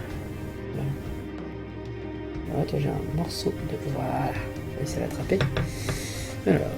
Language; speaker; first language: French; native; French